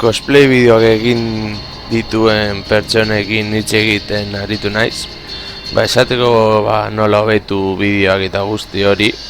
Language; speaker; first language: Basque; non-native, local second language; Spanish